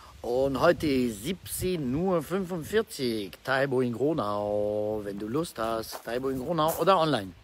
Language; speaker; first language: German; non-native, fluent; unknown